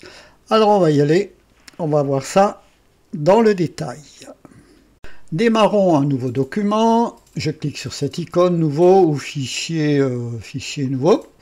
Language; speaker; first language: French; native; French